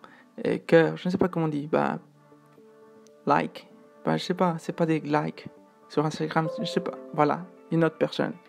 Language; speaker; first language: French; non-native, fluent; Spanish